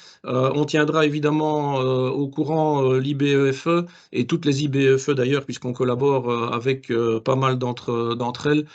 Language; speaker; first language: French; native; French